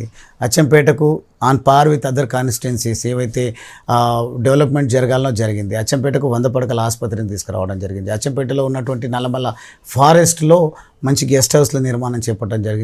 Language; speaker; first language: Telugu; native; Telugu